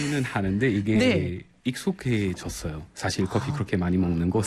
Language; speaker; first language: Korean; non-native, fluent; Arabic